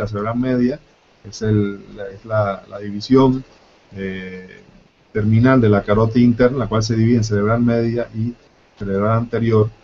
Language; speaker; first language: Spanish; native; Spanish